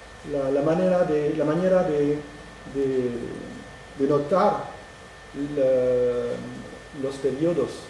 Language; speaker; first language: Spanish; non-native, fluent; French